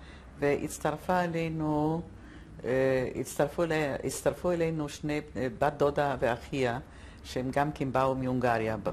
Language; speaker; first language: Hebrew; non-native, fluent; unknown